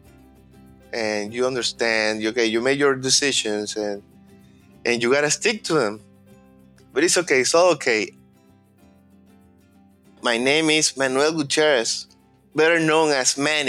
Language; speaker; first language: English; non-native, fluent; Spanish